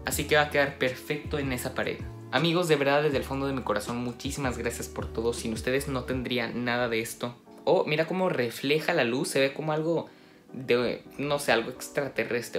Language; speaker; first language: Spanish; native; Spanish